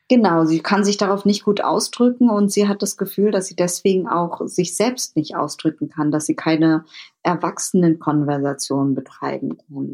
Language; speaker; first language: German; early bilingual, other home language; Vietnamese